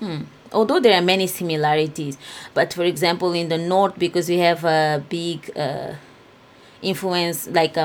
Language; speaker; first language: English; non-native, fluent; Portuguese